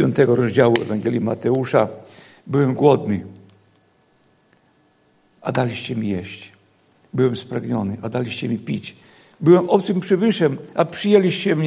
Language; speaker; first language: Polish; native; Polish